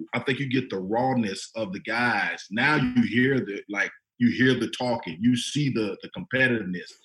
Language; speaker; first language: English; native; English